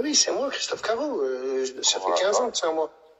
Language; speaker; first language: French; native; French